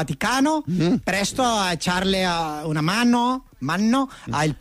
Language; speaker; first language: Spanish; native; Spanish